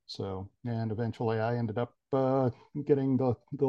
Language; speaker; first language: English; native; English